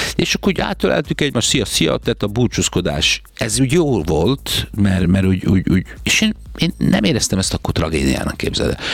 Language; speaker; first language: Hungarian; native; Hungarian